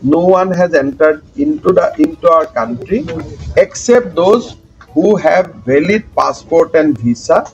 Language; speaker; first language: English; non-native, local second language; Assamese